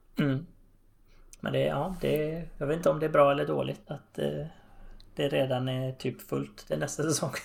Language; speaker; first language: Swedish; native; Swedish